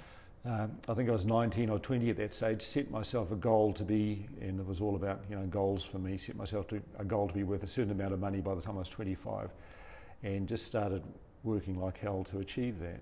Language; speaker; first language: English; native; English